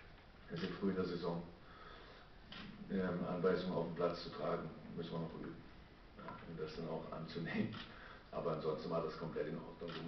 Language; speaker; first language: German; native; German